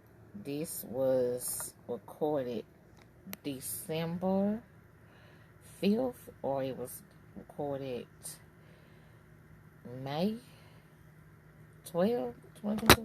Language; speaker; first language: English; native; English